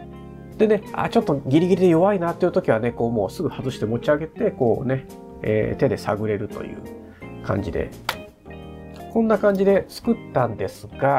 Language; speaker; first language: Japanese; native; Japanese